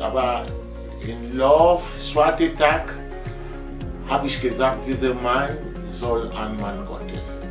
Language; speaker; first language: German; non-native, fluent; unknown